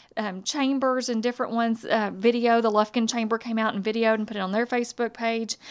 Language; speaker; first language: English; native; English